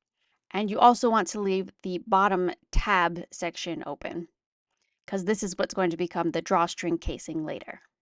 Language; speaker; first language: English; native; English